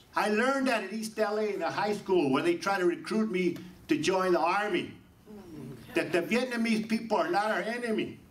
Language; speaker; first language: English; native; English